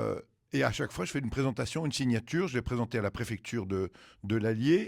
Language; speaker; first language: French; native; French